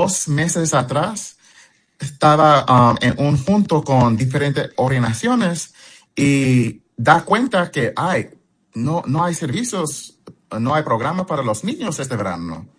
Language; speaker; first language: Spanish; early bilingual, heritage; English